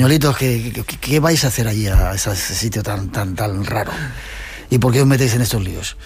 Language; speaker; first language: Spanish; native; Spanish